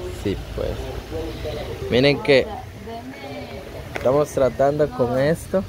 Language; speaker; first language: Spanish; native; Spanish